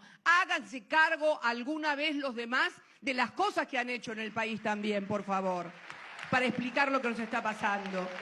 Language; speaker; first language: Spanish; native; Spanish